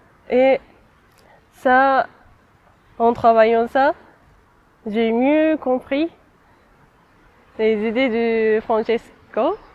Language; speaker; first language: French; non-native, fluent; Japanese